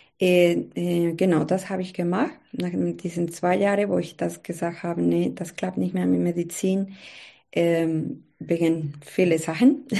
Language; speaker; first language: German; non-native, learner; Spanish